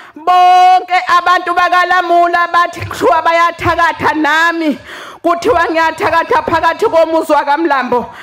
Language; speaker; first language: Zulu; native; Zulu